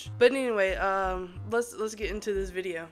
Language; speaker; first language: English; native; English